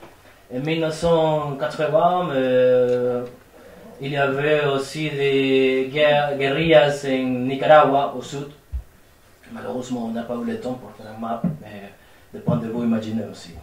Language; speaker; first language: French; non-native, fluent; Spanish